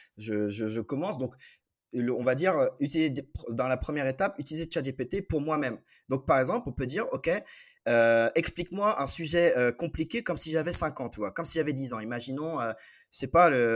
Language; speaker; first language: French; native; French